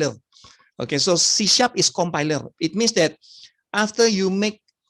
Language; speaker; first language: English; non-native, fluent; Indonesian